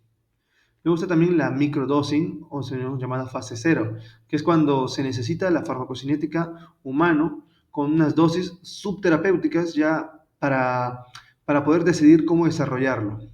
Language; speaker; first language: Spanish; native; Spanish